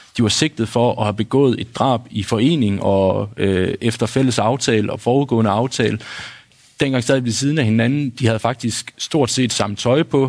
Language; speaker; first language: Danish; native; Danish